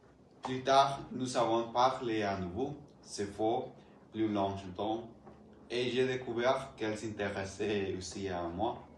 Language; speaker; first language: French; non-native, learner; Spanish